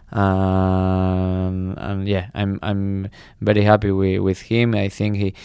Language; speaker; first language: English; non-native, fluent; Spanish